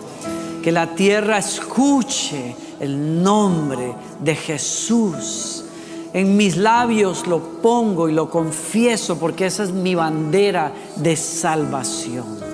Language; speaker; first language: Spanish; native; Spanish